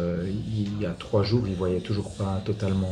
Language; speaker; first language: French; native; French